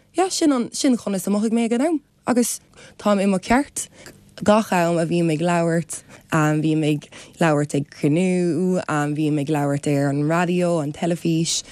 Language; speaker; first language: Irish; non-native, local second language; English